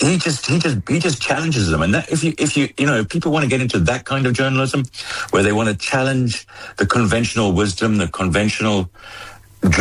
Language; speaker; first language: English; native; English